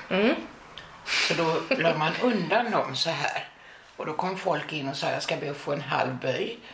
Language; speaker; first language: Swedish; native; Swedish